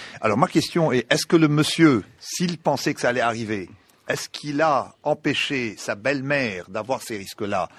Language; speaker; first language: French; non-native, local second language; Arabic